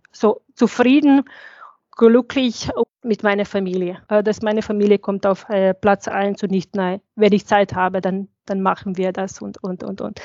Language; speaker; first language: German; non-native, fluent; Bosnian